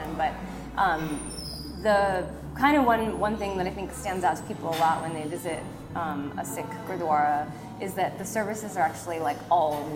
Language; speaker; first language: English; native; English